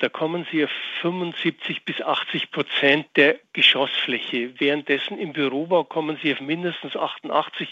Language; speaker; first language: German; native; German